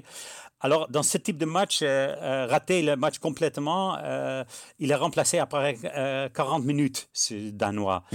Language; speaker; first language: French; non-native, fluent; Dutch